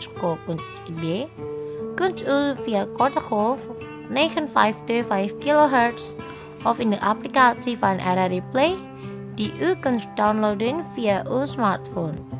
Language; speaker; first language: Dutch; non-native, fluent; Indonesian